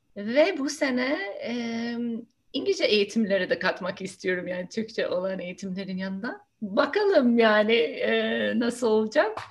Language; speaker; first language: Turkish; non-native, fluent; English